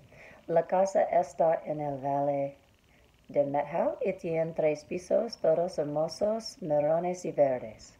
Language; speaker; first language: Spanish; non-native, learner; English